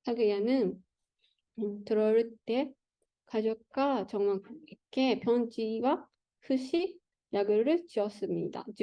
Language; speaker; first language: Korean; non-native, learner; Japanese